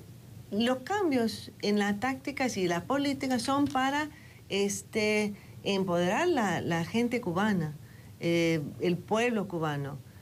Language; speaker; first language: Spanish; non-native, fluent; English